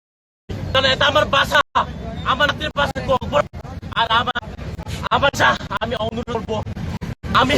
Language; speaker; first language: Bangla; non-native, local second language; Kok Borok